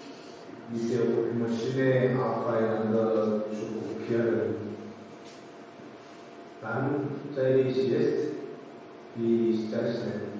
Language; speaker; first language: German; non-native, learner; Korean